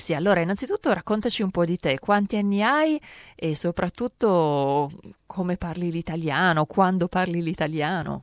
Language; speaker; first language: Italian; native; Italian